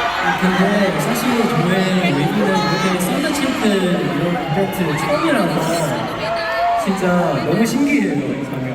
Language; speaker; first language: Korean; non-native, fluent; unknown